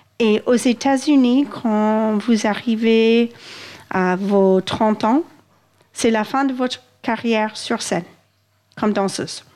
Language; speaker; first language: French; non-native, fluent; English